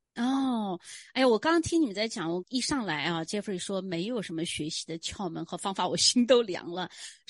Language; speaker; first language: Chinese; native; Chinese